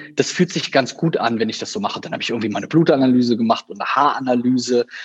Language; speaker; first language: German; native; German